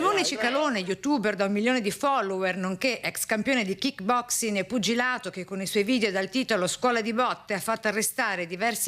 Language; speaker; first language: Italian; native; Italian